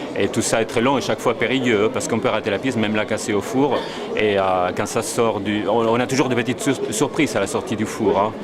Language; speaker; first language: French; non-native, fluent; Spanish